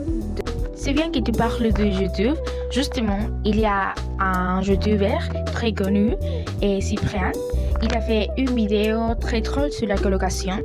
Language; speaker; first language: French; non-native, learner; Spanish